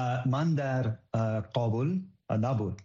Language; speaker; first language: Persian; non-native, learner; English